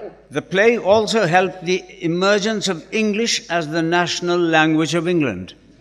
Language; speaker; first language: English; non-native, local second language; Urdu